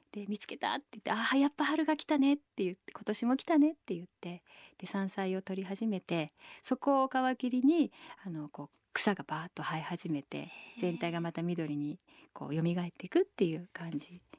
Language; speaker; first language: Japanese; native; Japanese